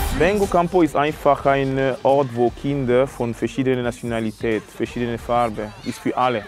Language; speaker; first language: German; non-native, fluent; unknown